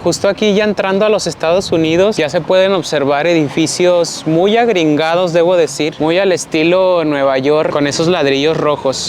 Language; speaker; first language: Spanish; native; Spanish